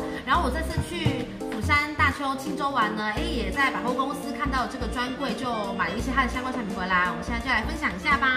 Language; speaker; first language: Chinese; native; Chinese